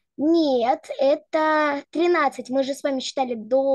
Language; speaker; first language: Russian; native; Russian